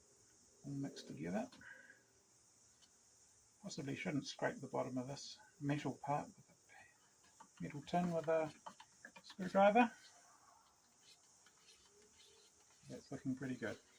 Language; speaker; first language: English; native; English